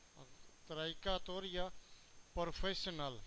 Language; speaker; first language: Spanish; non-native, learner; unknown